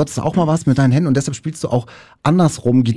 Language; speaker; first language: German; native; German